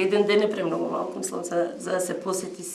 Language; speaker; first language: Macedonian; native; Macedonian